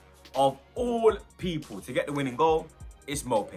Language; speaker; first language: English; native; English